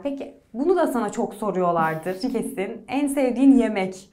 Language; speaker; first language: Turkish; native; Turkish